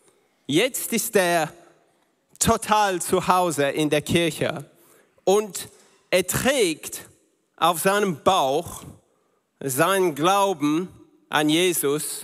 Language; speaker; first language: German; non-native, learner; English